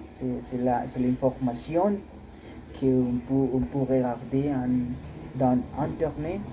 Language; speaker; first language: French; non-native, learner; Spanish